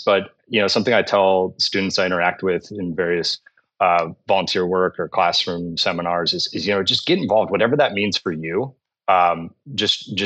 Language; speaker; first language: English; native; English